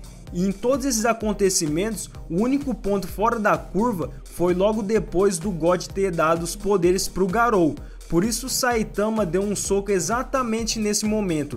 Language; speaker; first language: Portuguese; native; Portuguese